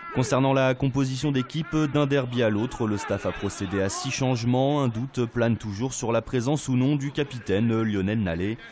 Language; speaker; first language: French; native; French